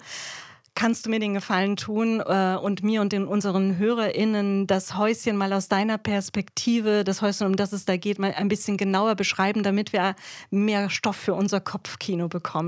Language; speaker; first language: German; native; German